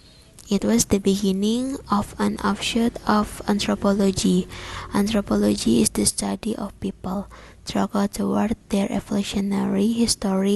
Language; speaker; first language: English; non-native, learner; Indonesian